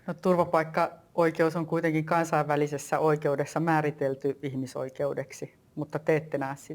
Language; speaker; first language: Finnish; native; Finnish